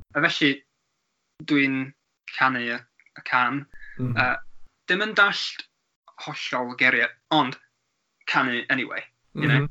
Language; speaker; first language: Welsh; non-native, learner; English